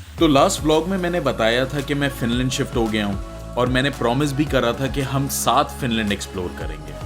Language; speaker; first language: Urdu; native; Urdu